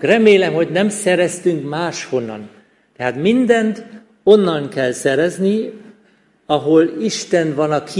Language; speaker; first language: Hungarian; non-native, fluent; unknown